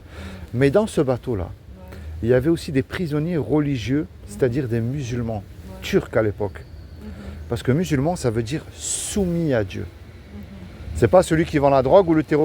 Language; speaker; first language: French; native; French